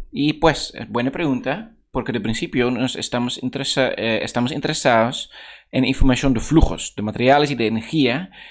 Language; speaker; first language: Spanish; non-native, fluent; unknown